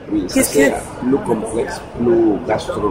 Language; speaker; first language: French; non-native, learner; Spanish